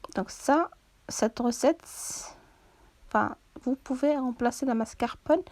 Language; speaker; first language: French; non-native, local second language; Arabic